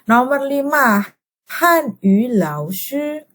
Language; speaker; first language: Chinese; non-native, fluent; Indonesian